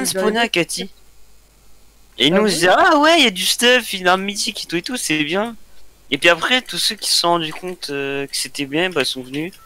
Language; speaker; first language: French; native; French